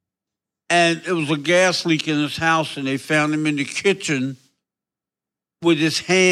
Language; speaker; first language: English; native; English